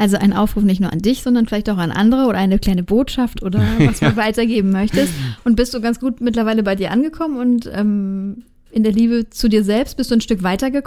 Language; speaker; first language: German; native; German